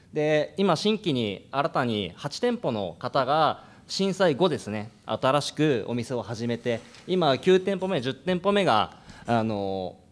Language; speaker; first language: Japanese; native; Japanese